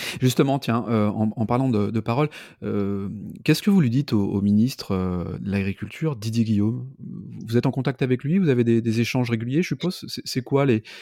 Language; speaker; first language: French; native; French